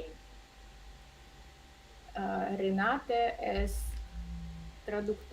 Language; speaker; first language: Spanish; non-native, learner; Russian